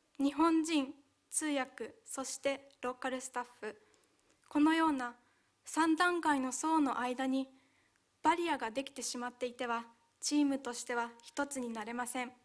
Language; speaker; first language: Japanese; early bilingual, other home language; Hungarian